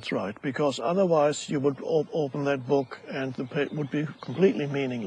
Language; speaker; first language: English; non-native, fluent; German